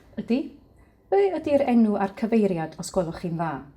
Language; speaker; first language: Welsh; native; Welsh